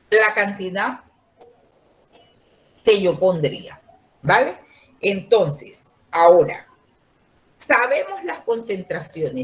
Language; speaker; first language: Spanish; native; Spanish